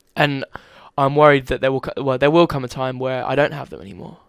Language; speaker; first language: English; native; English